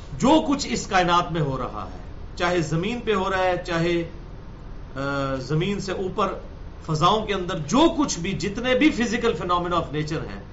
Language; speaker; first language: Urdu; native; Urdu